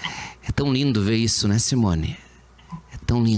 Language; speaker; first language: Portuguese; native; Portuguese